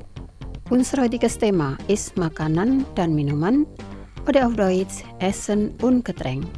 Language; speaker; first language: German; non-native, fluent; Indonesian